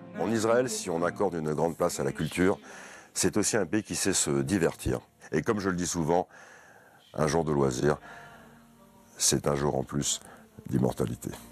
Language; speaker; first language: French; native; French